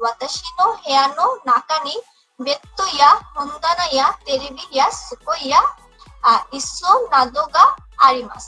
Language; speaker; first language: Japanese; non-native, learner; Bangla